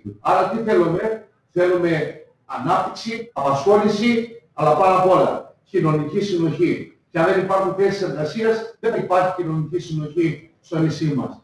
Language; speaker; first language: Greek; native; Greek